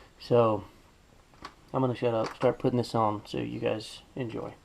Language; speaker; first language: English; native; English